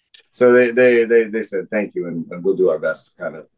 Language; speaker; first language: English; native; English